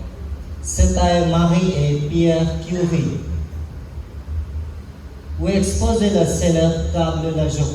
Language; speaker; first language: French; non-native, learner; Sinhala